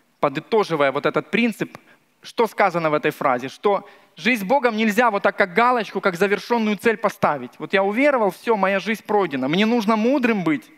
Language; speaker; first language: Russian; native; Russian